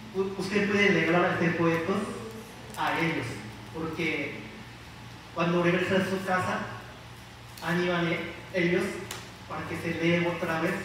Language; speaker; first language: Spanish; non-native, learner; Korean